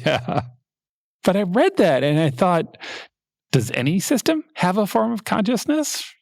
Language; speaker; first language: English; native; English